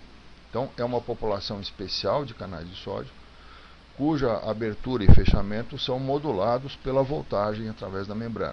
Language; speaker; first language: Portuguese; native; Portuguese